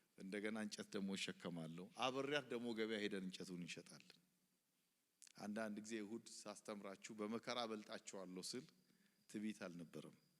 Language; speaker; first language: Amharic; non-native, local second language; Oromo